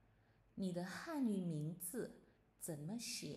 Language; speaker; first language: Chinese; non-native, fluent; Indonesian